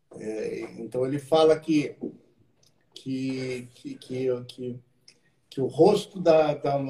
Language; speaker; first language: Portuguese; native; Portuguese